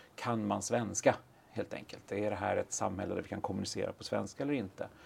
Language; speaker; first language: Swedish; native; Swedish